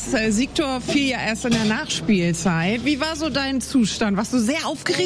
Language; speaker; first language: German; native; German